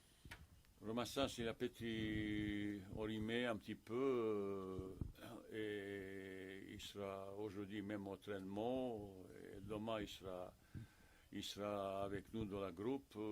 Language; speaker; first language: French; non-native, fluent; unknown